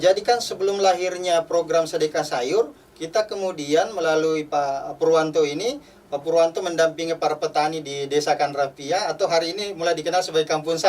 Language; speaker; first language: Indonesian; native; Indonesian